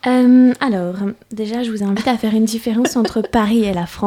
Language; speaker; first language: French; native; French